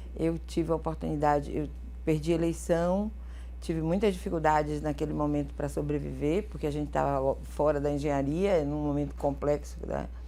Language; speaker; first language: Portuguese; early bilingual, other home language; Galician